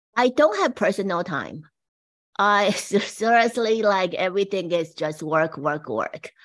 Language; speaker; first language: English; non-native, fluent; Chinese